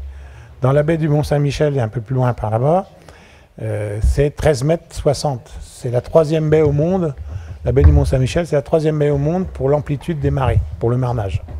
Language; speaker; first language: French; native; French